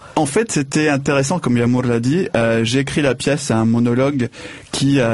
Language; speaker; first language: French; non-native, fluent; Spanish